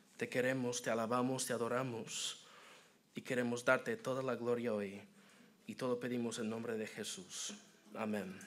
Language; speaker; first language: Spanish; non-native, fluent; English